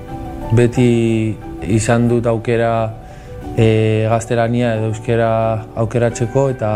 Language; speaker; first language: Basque; early bilingual, other home language; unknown